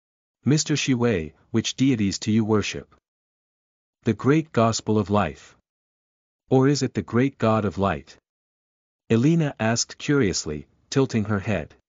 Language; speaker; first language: English; native; English